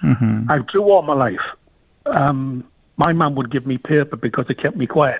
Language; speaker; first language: English; native; English